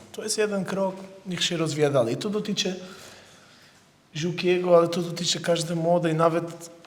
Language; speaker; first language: Polish; non-native, fluent; Portuguese